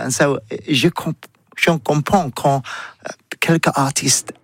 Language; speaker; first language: French; non-native, learner; English